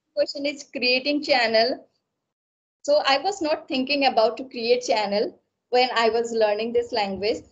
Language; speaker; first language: English; non-native, local second language; Assamese